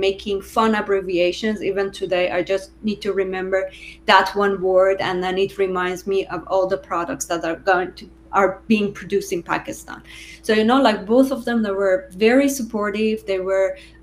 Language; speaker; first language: English; non-native, fluent; Persian